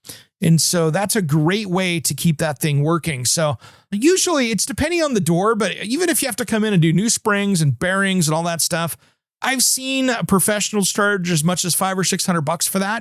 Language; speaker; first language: English; native; English